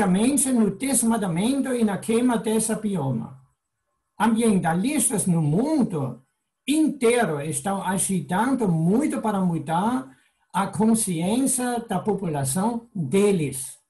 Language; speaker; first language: Portuguese; non-native, fluent; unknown